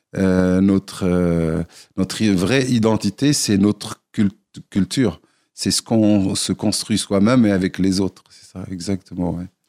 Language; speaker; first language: French; non-native, local second language; Arabic